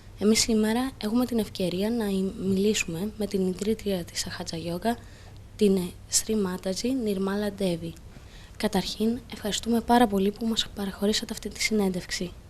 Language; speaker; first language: Greek; native; Greek